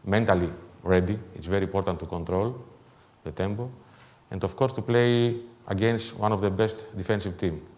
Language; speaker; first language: English; non-native, fluent; Greek